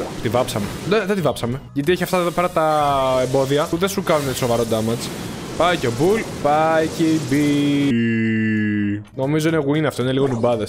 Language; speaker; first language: Greek; native; Greek